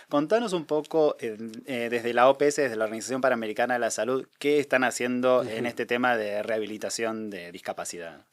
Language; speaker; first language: Spanish; native; Spanish